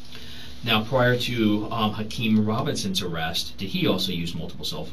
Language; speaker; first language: English; native; English